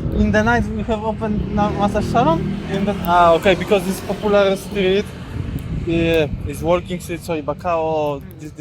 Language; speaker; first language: English; non-native, learner; Polish